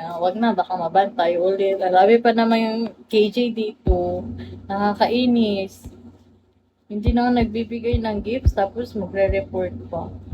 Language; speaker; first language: Filipino; non-native, local second language; Cebuano